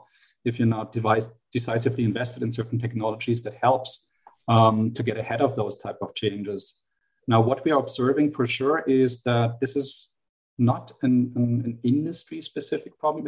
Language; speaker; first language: English; non-native, fluent; German